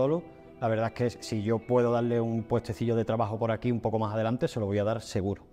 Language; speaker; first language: Spanish; native; Spanish